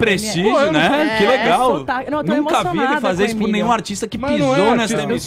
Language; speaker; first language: Portuguese; native; Portuguese